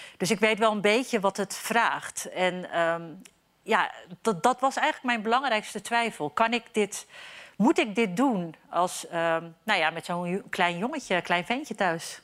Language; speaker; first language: Dutch; early bilingual, other home language; Turkish